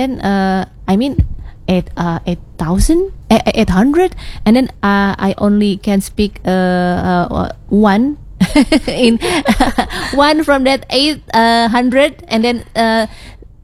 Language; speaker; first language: English; non-native, learner; Sundanese